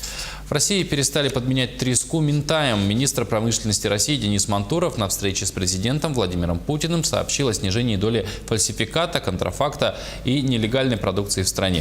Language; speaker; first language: Russian; native; Russian